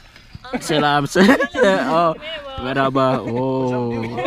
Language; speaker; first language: Turkish; non-native, learner; Indonesian